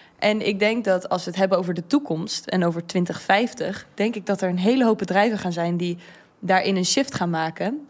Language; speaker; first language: Dutch; early bilingual, heritage; Dutch